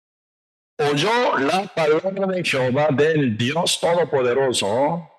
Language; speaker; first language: Spanish; non-native, learner; Korean